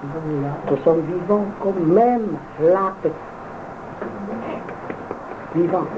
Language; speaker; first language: French; non-native, fluent; Vietnamese